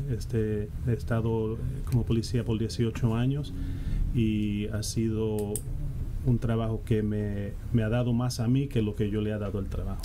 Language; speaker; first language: Spanish; early bilingual, heritage; Spanish